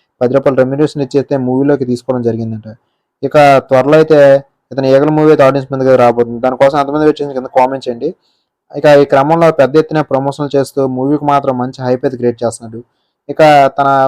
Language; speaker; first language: Telugu; native; Telugu